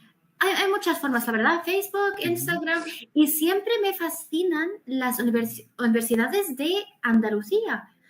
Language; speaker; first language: Spanish; non-native, fluent; Arabic